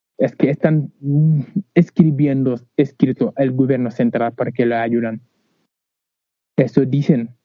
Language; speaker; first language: Spanish; non-native, learner; Wolof